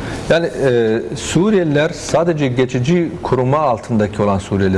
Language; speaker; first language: Turkish; non-native, fluent; Arabic